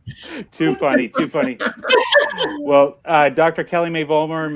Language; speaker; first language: English; native; English